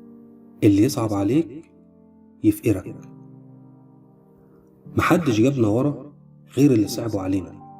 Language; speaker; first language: Arabic; native; Arabic